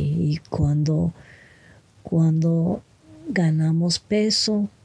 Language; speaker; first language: Spanish; non-native, fluent; French